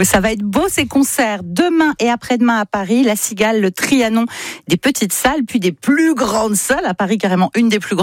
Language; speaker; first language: French; native; French